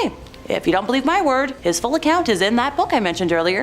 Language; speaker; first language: English; native; English